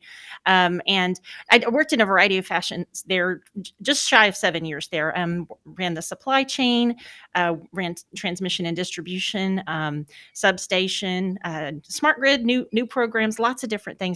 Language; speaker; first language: English; native; English